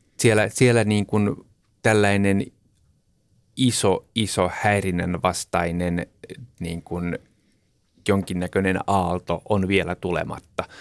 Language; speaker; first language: Finnish; early bilingual, heritage; Finnish